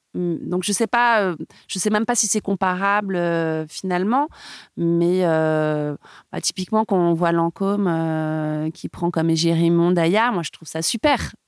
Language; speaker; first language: French; native; French